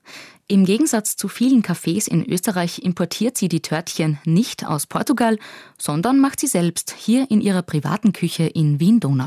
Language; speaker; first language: German; native; German